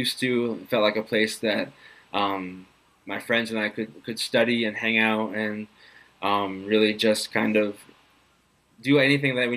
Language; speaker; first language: English; native; English